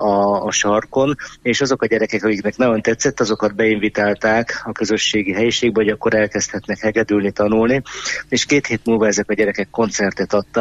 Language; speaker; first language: Hungarian; native; Hungarian